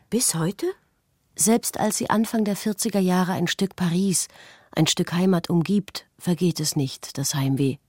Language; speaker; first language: German; native; German